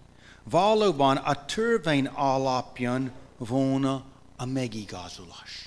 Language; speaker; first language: Hungarian; non-native, fluent; English